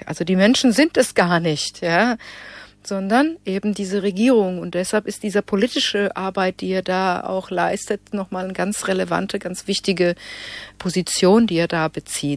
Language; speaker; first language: German; native; German